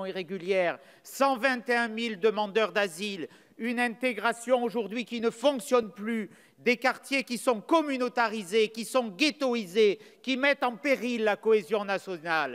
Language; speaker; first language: French; native; French